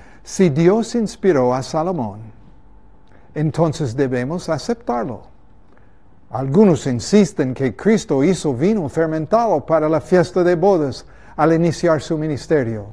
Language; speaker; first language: Spanish; native; Spanish